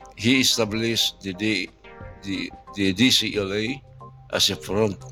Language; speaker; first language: English; non-native, local second language; Cebuano